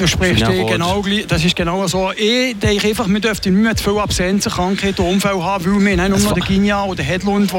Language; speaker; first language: German; native; German